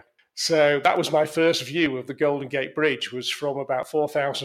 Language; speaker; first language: English; native; English